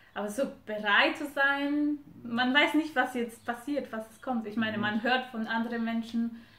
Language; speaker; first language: German; non-native, fluent; Romanian